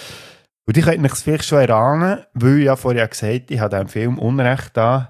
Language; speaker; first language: German; native; German